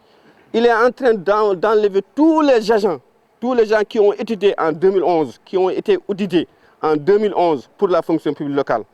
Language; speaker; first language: French; non-native, local second language; Fula